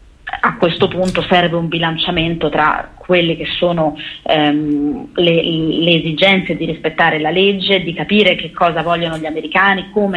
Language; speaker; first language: Italian; native; Italian